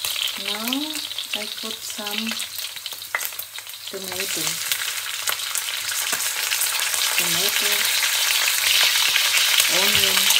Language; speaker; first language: English; non-native, learner; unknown